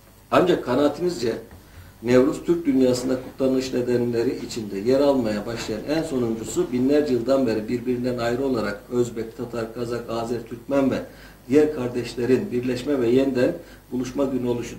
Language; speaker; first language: Turkish; native; Turkish